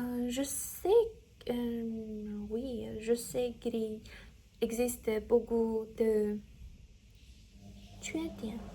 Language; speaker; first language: French; non-native, learner; Chinese